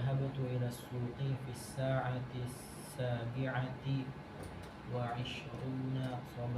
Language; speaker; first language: Arabic; non-native, learner; Indonesian